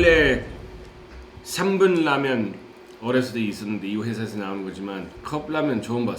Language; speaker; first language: Korean; non-native, fluent; English